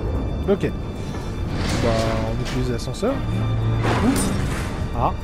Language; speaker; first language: French; native; French